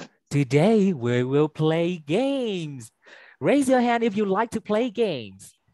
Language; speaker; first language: English; non-native, fluent; Vietnamese